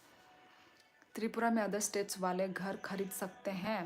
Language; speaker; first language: Hindi; non-native, local second language; Kok Borok